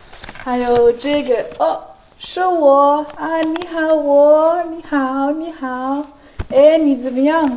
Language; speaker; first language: Chinese; non-native, fluent; Dutch